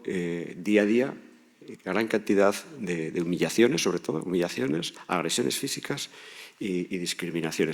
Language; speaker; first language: Spanish; native; Spanish